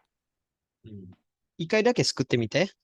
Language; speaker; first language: Japanese; non-native, fluent; Indonesian